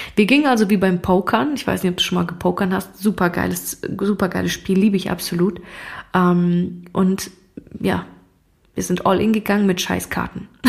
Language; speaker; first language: German; early bilingual, other home language; Russian